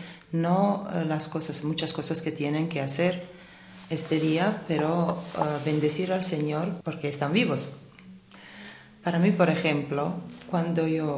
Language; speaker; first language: Spanish; non-native, fluent; Italian